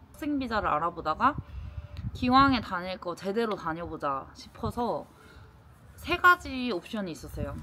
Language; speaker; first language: Korean; native; Korean